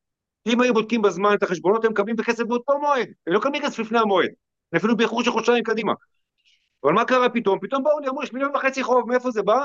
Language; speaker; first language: Hebrew; native; Hebrew